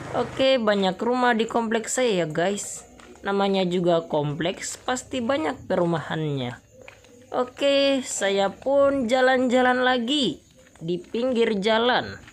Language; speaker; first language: Indonesian; native; Indonesian